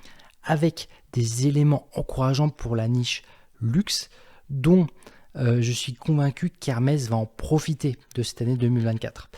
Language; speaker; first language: French; native; French